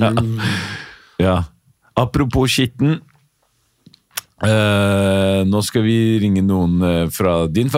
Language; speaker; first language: Norwegian; native; Norwegian